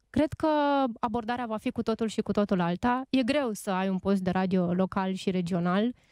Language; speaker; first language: Romanian; native; Romanian